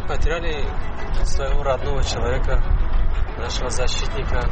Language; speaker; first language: Russian; non-native, learner; Tajik